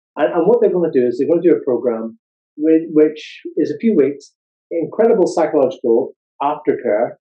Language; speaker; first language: English; native; English